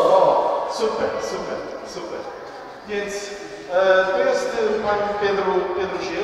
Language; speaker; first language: Polish; non-native, learner; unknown